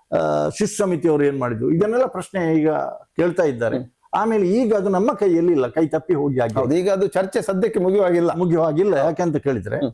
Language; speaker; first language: Kannada; non-native, local second language; Tulu